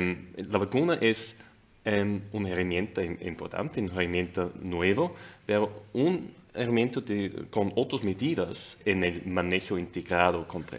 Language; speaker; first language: Spanish; non-native, fluent; German